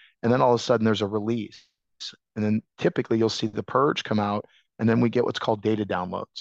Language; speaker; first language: English; native; English